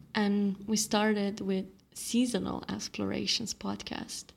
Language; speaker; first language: English; non-native, fluent; Slovenian